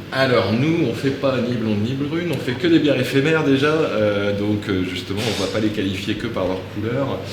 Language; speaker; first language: French; native; French